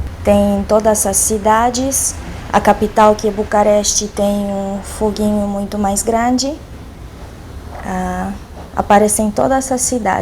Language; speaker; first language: Portuguese; non-native, fluent; Romanian